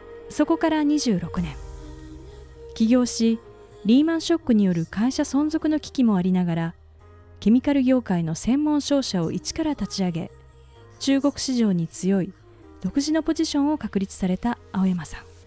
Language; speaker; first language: Japanese; native; Japanese